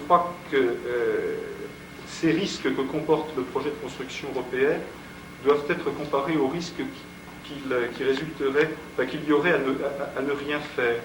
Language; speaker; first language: French; native; French